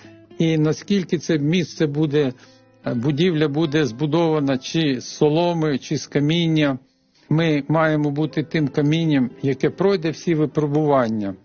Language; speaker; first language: Ukrainian; native; Ukrainian